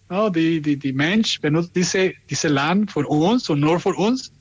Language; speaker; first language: German; non-native, learner; Spanish